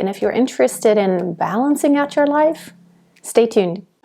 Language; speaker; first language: English; non-native, fluent; German